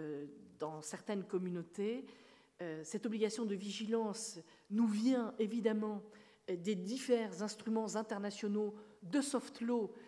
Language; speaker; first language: French; native; French